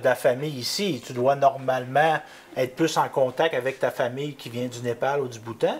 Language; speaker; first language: French; native; French